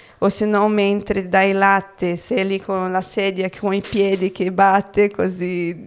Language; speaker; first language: Italian; non-native, fluent; Portuguese